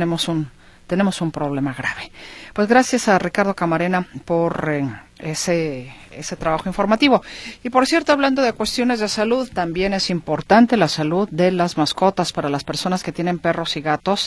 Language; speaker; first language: Spanish; native; Spanish